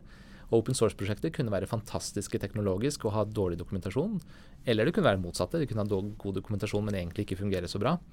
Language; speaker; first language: Norwegian; native; Norwegian